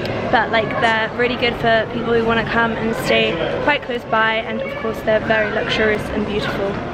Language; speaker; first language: English; early bilingual, other home language; Persian